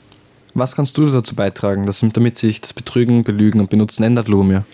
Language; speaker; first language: German; native; German